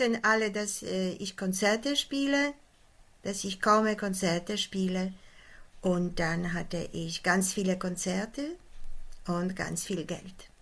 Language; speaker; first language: German; non-native, fluent; Polish